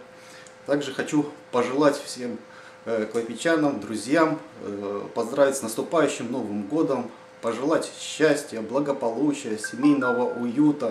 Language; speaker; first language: Russian; native; Russian